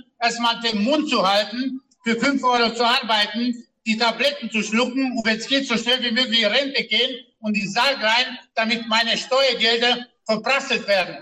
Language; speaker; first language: German; non-native, fluent; Romanian